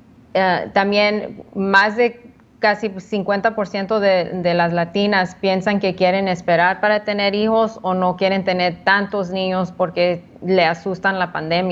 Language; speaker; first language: Spanish; early bilingual, heritage; Spanish